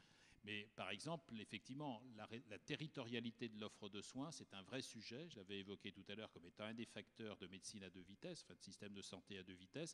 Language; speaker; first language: French; native; French